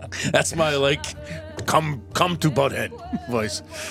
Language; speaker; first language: English; native; English